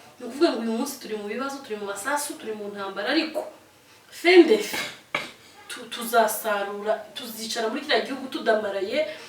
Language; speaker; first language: Kinyarwanda; native; Kinyarwanda